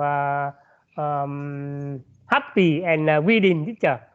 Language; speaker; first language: English; non-native, learner; Vietnamese